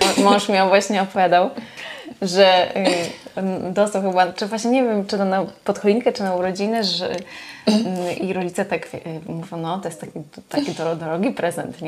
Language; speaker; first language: Polish; native; Polish